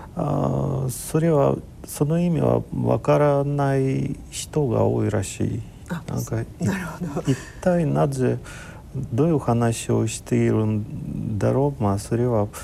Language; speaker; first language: Japanese; non-native, fluent; Ukrainian